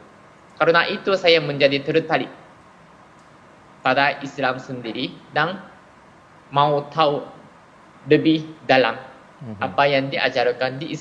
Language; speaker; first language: Indonesian; non-native, fluent; Japanese